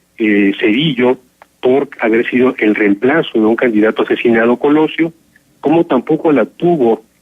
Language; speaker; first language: Spanish; native; Spanish